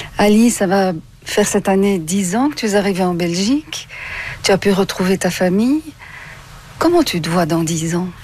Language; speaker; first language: French; native; French